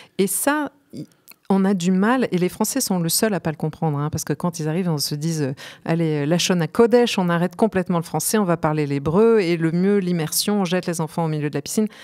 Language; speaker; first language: French; native; French